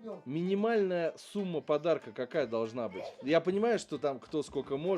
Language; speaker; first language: Russian; native; Russian